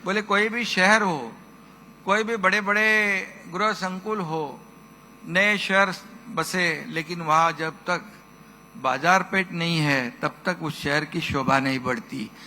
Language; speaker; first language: Hindi; non-native, local second language; Marathi